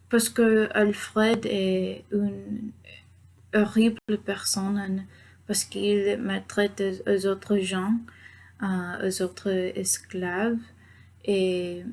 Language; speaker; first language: French; non-native, learner; Spanish